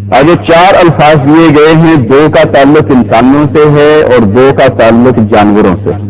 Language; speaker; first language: Urdu; non-native, local second language; Punjabi